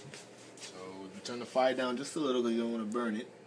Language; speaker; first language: English; native; English